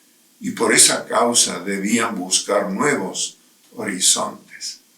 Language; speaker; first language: Spanish; native; Spanish